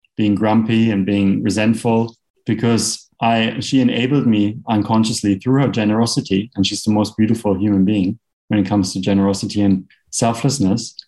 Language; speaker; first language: English; non-native, fluent; German